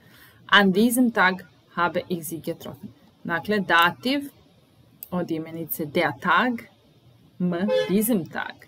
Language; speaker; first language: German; non-native, fluent; Serbian